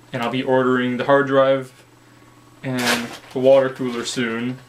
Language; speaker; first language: English; native; English